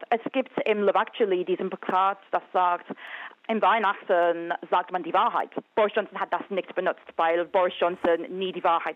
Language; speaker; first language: German; non-native, fluent; English